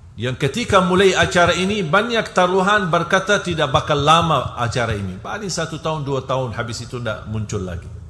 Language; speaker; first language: Malay; non-native, fluent; Arabic